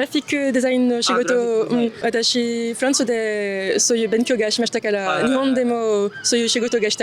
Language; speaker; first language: Japanese; non-native, learner; French